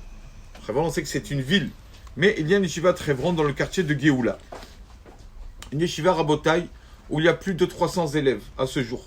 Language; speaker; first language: French; native; French